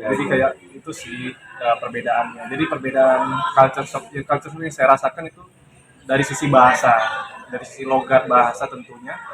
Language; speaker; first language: Indonesian; native; Indonesian